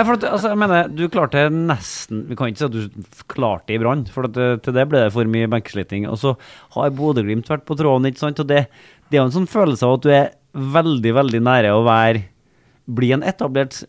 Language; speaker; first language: Norwegian; native; Norwegian